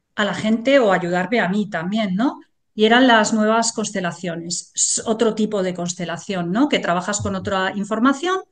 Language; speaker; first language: Spanish; native; Spanish